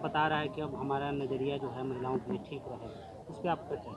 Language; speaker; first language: Hindi; native; Hindi